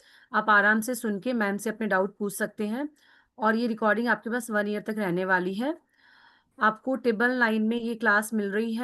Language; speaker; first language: Hindi; native; Hindi